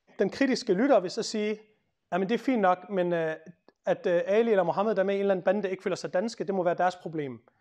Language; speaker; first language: Danish; native; Danish